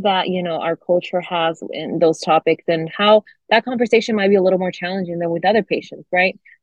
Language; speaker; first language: English; non-native, fluent; Spanish